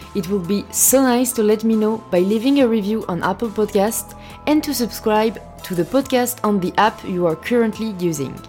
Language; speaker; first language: English; non-native, fluent; French